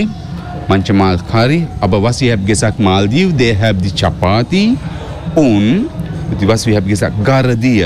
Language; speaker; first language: German; non-native, learner; Sinhala